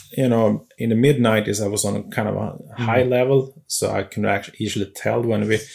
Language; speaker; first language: English; non-native, fluent; Swedish